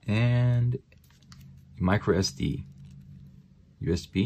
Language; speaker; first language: English; native; English